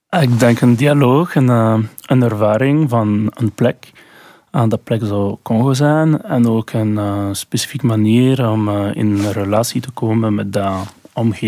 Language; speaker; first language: Dutch; non-native, local second language; French